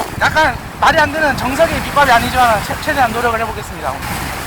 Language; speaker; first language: Korean; native; Korean